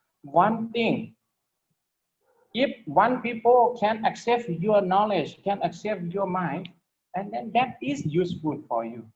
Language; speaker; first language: English; non-native, learner; Lao